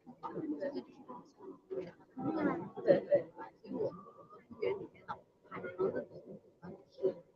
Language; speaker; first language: Chinese; native; Chinese